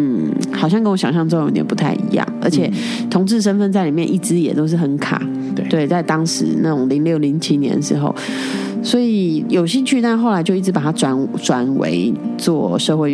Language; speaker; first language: Chinese; native; Chinese